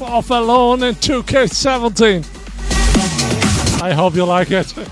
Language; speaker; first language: English; non-native, learner; German